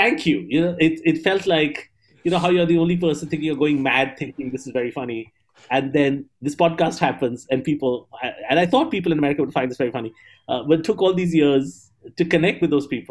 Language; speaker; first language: English; non-native, local second language; Bangla